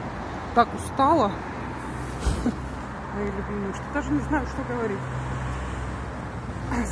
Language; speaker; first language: Russian; native; Russian